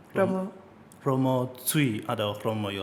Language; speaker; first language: Indonesian; non-native, learner; Chinese